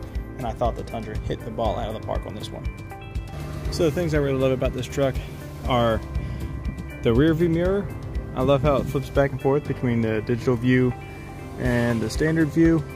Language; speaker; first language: English; native; English